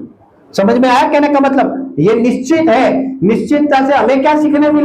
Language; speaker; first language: Hindi; non-native, local second language; Gujarati